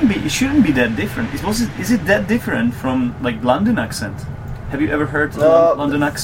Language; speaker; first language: English; non-native, fluent; Czech